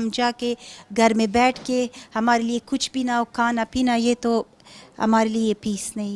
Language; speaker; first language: Hindi; non-native, fluent; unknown